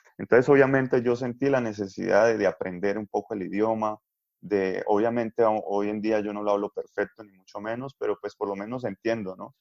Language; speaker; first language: Spanish; native; Spanish